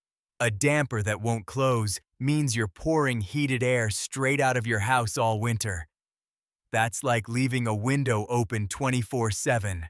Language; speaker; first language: English; native; English